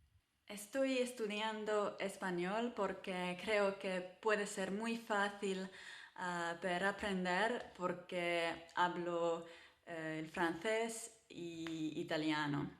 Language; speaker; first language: Spanish; non-native, learner; Finnish